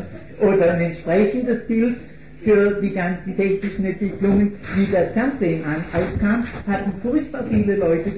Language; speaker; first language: German; native; German